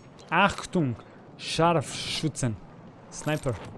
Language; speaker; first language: German; non-native, learner; Bosnian